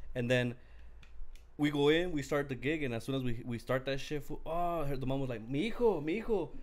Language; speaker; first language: English; early bilingual, other home language; Spanish